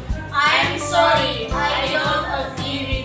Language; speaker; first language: English; non-native, learner; Indonesian